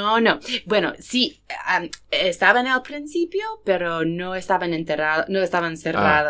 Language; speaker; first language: Spanish; non-native, fluent; English